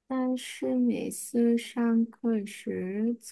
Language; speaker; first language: Chinese; non-native, learner; Vietnamese